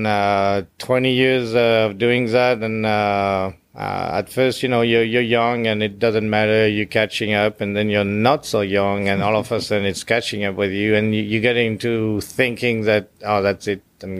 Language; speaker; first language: English; non-native, fluent; French